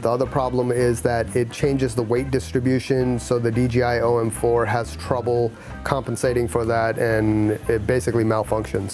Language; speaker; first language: English; native; English